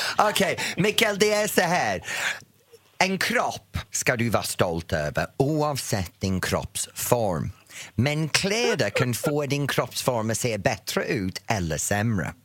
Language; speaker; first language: Swedish; non-native, fluent; English